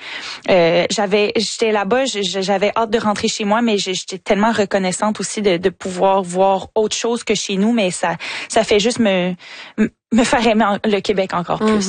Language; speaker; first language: French; native; French